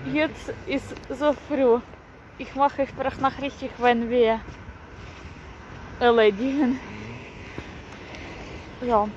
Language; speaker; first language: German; non-native, learner; Ukrainian